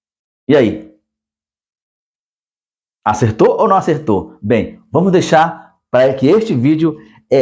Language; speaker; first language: Portuguese; native; Portuguese